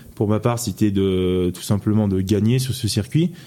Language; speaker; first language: French; native; French